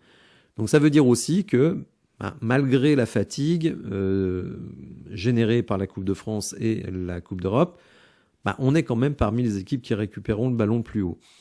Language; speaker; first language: French; native; French